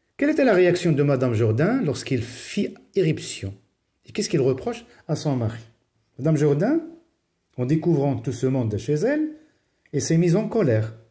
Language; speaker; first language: French; non-native, local second language; Arabic